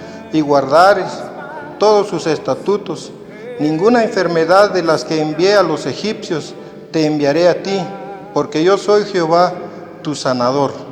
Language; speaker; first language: Spanish; native; Spanish